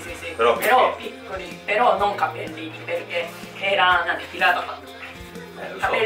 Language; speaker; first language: Italian; non-native, learner; Japanese